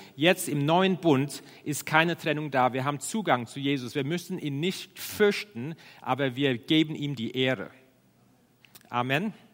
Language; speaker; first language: German; non-native, fluent; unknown